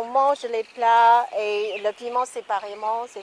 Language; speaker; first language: French; non-native, fluent; Chinese